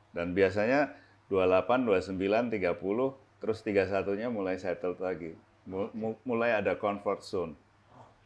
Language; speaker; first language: Indonesian; native; Indonesian